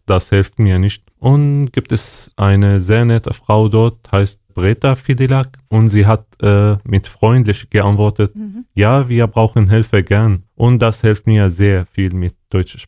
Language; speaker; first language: German; non-native, learner; Arabic